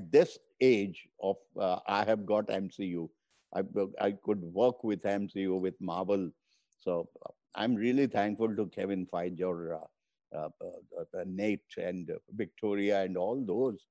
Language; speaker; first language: English; non-native, local second language; Hindi